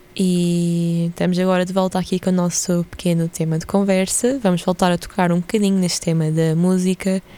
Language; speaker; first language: Portuguese; early bilingual, other home language; Ukrainian